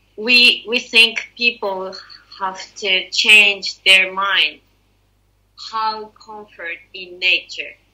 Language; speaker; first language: English; non-native, learner; Japanese